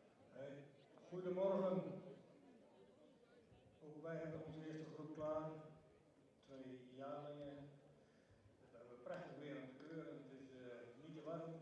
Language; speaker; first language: Dutch; native; Dutch